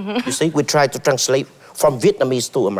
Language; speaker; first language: English; non-native, learner; Vietnamese